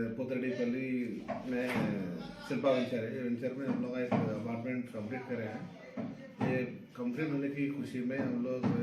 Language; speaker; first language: Hindi; non-native, local second language; Urdu